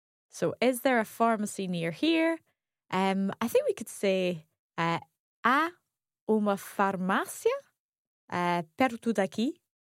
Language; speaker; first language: English; native; English